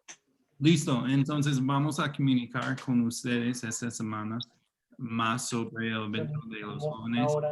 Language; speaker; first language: Spanish; non-native, fluent; English